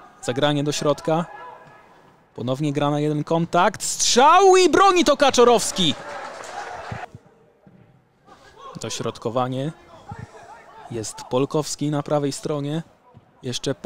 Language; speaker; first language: Polish; native; Polish